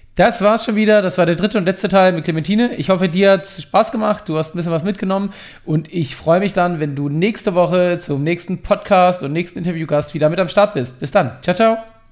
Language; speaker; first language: German; native; German